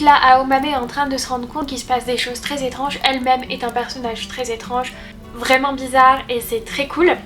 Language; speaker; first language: French; native; French